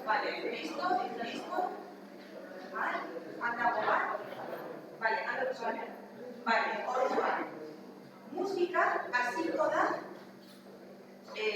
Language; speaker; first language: Basque; non-native, local second language; Spanish